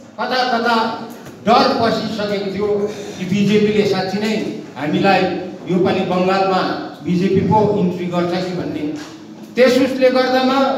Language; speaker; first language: Nepali; native; Nepali